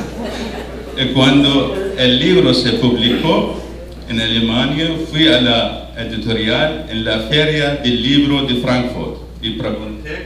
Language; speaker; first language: Spanish; non-native, fluent; Arabic